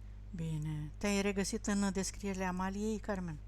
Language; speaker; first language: Romanian; native; Romanian